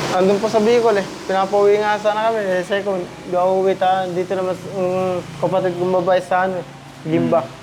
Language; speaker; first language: Filipino; native; Filipino